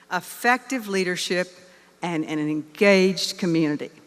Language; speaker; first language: English; native; English